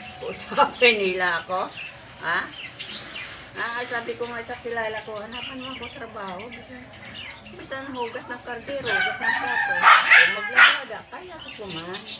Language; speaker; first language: Filipino; non-native, local second language; Cebuano